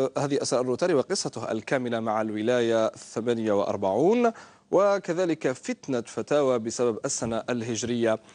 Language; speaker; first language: Arabic; native; Arabic